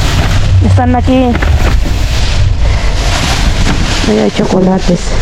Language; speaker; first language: Spanish; non-native, learner; Filipino